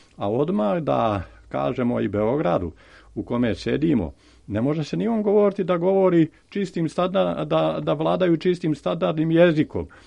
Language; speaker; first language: Serbian; native; Serbian